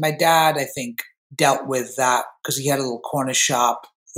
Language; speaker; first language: English; native; English